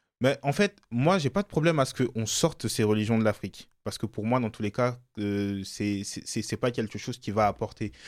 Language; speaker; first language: French; early bilingual, other home language; Lingala